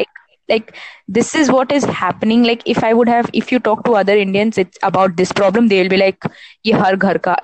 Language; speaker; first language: English; non-native, local second language; Hindi